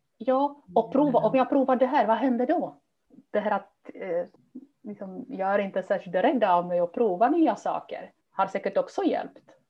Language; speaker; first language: Swedish; non-native, fluent; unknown